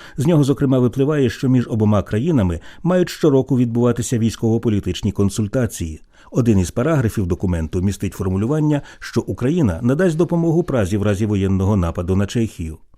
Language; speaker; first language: Ukrainian; native; Ukrainian